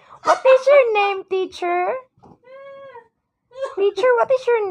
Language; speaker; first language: English; non-native, learner; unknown